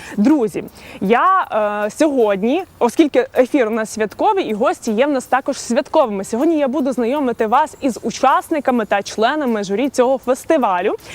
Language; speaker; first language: Ukrainian; native; Ukrainian